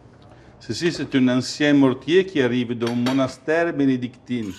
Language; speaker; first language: French; non-native, learner; Italian